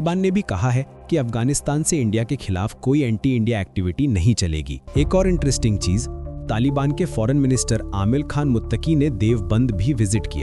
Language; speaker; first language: Hindi; native; Hindi